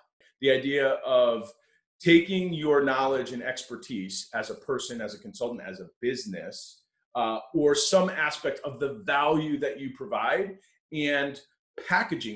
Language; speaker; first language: English; native; English